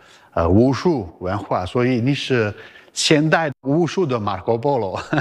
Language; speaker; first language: Chinese; non-native, learner; Italian